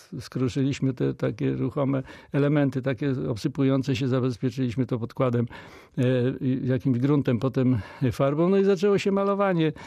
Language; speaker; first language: Polish; native; Polish